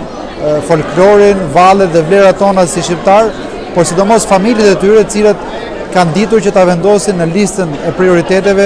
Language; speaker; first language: Albanian; native; Albanian